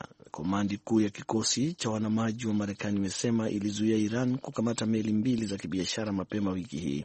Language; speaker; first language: Swahili; non-native, local second language; Kikuyu